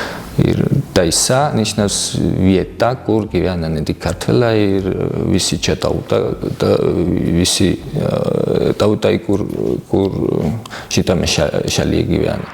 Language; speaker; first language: Lithuanian; non-native, fluent; Georgian